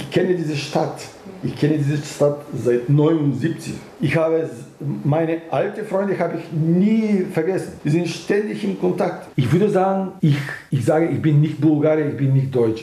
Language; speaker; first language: German; non-native, fluent; Bulgarian